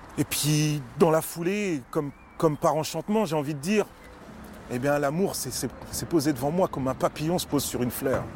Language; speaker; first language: French; native; French